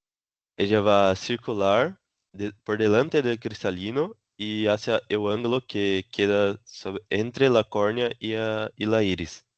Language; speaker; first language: Spanish; non-native, learner; Portuguese